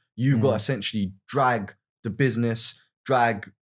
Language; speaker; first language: English; native; English